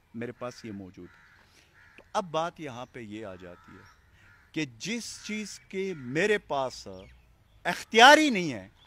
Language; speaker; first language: Urdu; non-native, local second language; Pashto